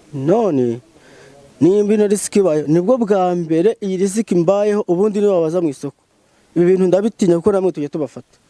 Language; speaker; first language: Kinyarwanda; native; Kinyarwanda